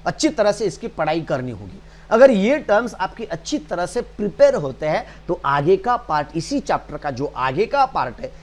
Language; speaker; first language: Hindi; non-native, local second language; Marathi